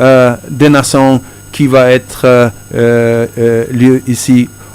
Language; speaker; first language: French; non-native, fluent; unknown